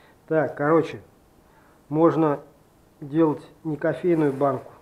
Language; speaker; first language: Russian; native; Russian